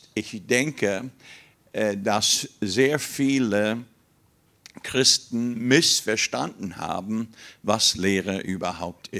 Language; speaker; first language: German; non-native, fluent; English